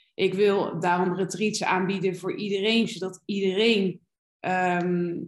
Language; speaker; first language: Dutch; native; Dutch